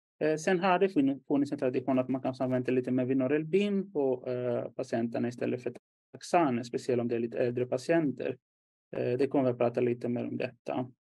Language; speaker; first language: Swedish; non-native, fluent; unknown